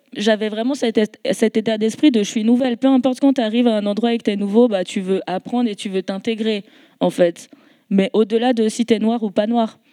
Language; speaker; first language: French; native; French